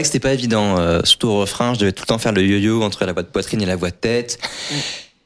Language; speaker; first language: French; native; French